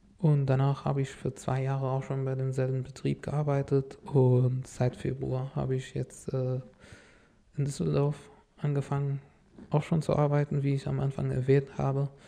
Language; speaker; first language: German; non-native, fluent; Arabic